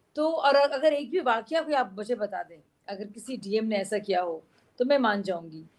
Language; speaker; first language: Hindi; native; Hindi